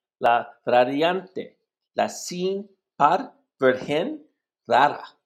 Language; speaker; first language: Spanish; non-native, learner; English